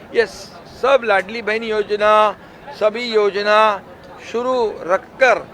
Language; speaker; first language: Hindi; non-native, local second language; Marathi